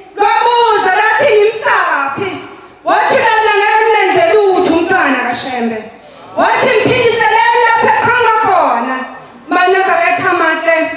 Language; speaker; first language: Zulu; native; Zulu